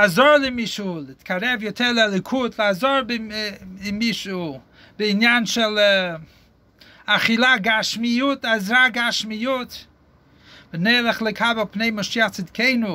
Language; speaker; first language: Hebrew; non-native, fluent; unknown